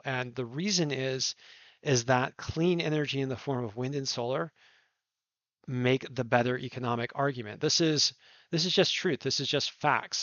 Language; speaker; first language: English; native; English